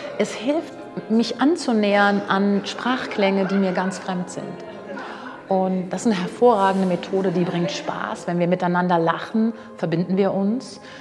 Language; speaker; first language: German; native; German